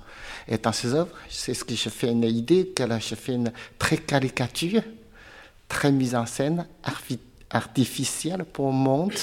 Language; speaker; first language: French; non-native, learner; Chinese